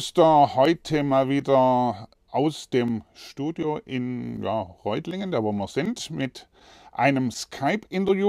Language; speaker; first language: German; native; German